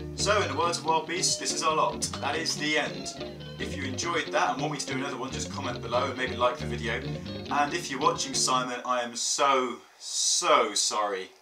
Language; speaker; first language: English; native; English